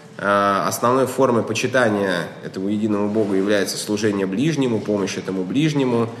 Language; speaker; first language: Russian; native; Russian